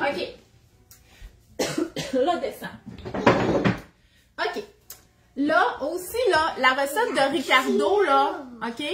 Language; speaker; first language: French; native; French